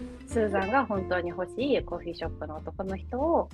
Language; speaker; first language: Japanese; native; Japanese